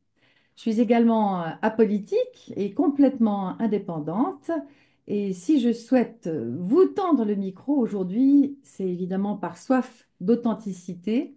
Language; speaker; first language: French; native; French